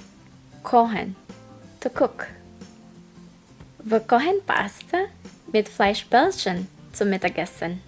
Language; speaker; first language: German; non-native, fluent; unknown